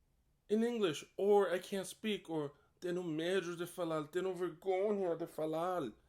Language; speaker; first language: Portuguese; non-native, learner; English